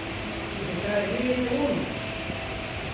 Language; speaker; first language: Spanish; native; Spanish